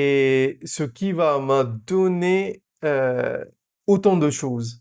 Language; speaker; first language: French; non-native, fluent; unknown